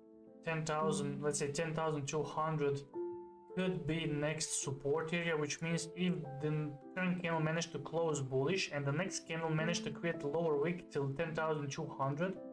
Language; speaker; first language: English; non-native, fluent; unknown